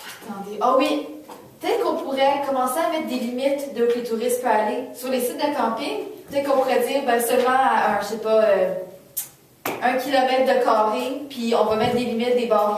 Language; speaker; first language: French; native; French